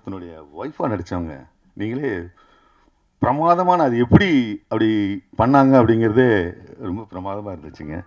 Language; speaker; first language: Tamil; native; Tamil